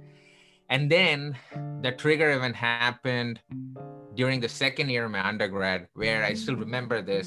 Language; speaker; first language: English; non-native, local second language; Tamil